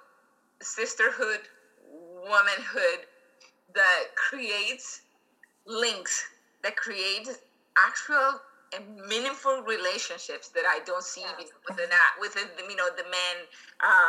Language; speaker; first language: English; non-native, fluent; Spanish